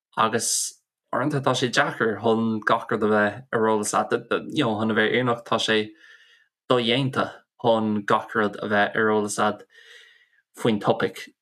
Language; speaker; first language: Irish; non-native, local second language; English